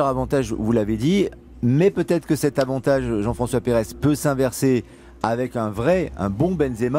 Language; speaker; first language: French; native; French